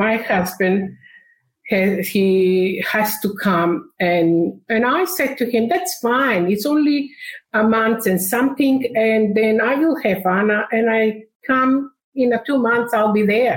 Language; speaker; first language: English; non-native, learner; Macedonian